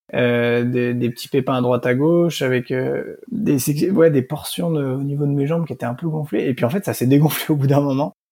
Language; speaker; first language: French; native; French